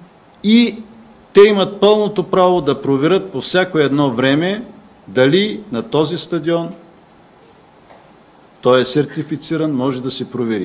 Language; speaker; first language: Bulgarian; native; Bulgarian